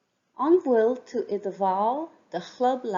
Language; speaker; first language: Irish; non-native, local second language; English